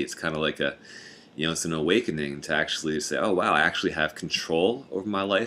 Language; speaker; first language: English; native; English